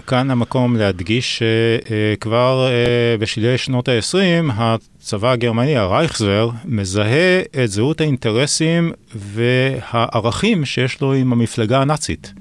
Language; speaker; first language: Hebrew; native; Hebrew